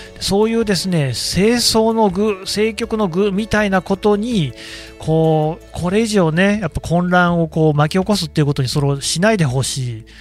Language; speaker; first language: Japanese; native; Japanese